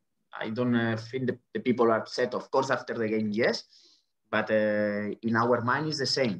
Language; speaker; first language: English; non-native, fluent; Spanish